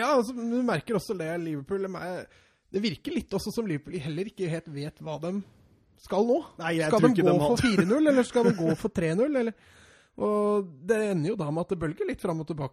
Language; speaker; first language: Norwegian; native; Norwegian